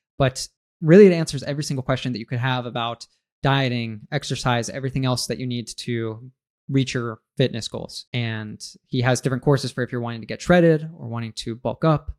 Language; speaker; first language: English; native; English